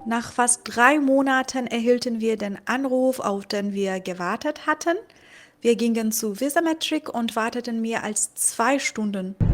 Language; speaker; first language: German; non-native, fluent; Persian